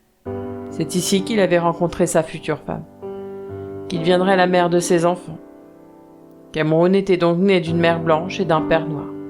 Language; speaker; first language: French; native; French